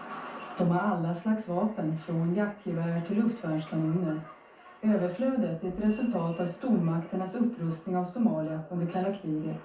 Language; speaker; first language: Swedish; native; Swedish